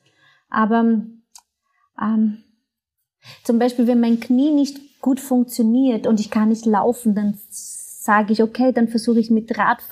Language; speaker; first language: German; non-native, fluent; Portuguese